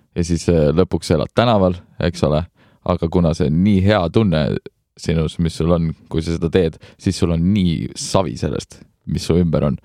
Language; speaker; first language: Estonian; native; Estonian